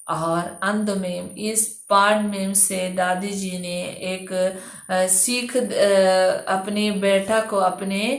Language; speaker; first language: Hindi; non-native, local second language; Malayalam